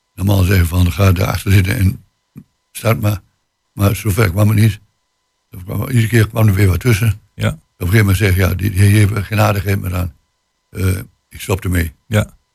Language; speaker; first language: Dutch; native; Dutch